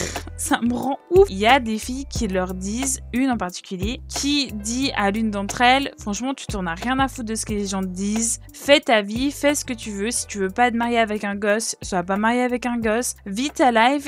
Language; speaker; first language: French; native; French